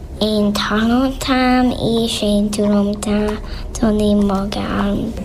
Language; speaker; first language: Hungarian; early bilingual, heritage; Hungarian